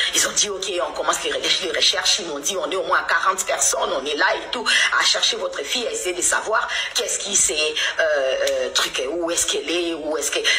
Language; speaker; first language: French; non-native, local second language; Lingala